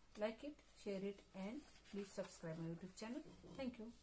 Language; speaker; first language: English; non-native, local second language; Marathi